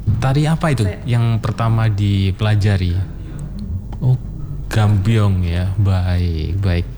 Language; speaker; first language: Indonesian; native; Indonesian